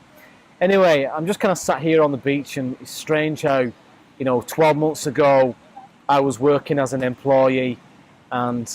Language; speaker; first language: English; native; English